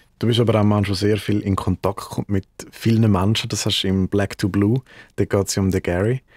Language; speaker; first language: German; native; German